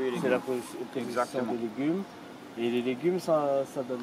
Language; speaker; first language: French; non-native, local second language; Réunion Creole French